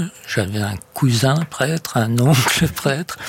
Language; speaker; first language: French; native; French